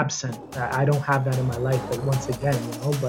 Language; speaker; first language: English; native; English